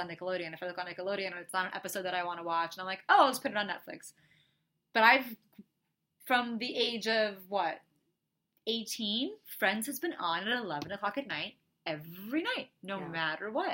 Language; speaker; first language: English; early bilingual, other home language; Portuguese